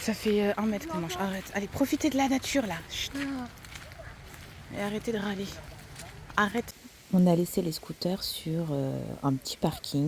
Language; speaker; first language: French; native; French